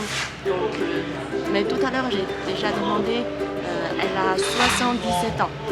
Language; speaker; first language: French; non-native, fluent; Chinese